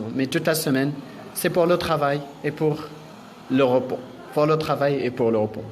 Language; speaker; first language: French; non-native, local second language; Arabic